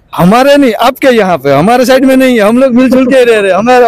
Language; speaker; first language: Hindi; non-native, local second language; Gujarati